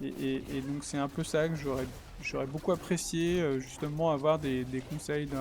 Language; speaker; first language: French; native; French